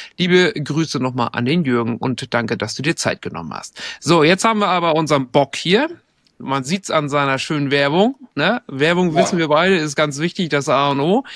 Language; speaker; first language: German; native; German